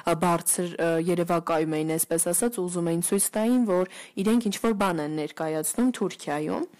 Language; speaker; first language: Armenian; early bilingual, heritage; Armenian